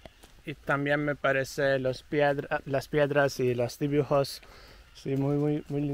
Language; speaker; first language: Spanish; non-native, learner; Turkish